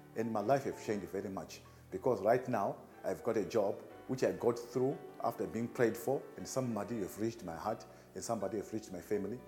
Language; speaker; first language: English; non-native, local second language; Shona